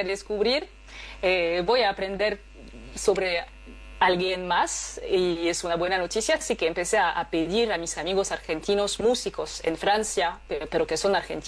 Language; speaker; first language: Spanish; non-native, fluent; French